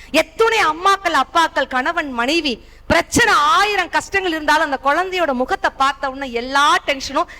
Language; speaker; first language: Tamil; native; Tamil